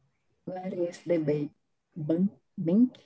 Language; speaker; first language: English; non-native, learner; Portuguese